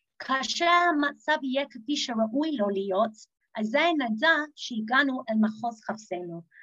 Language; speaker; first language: Hebrew; non-native, fluent; English